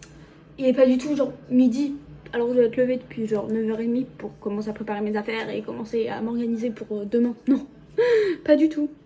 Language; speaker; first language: French; native; French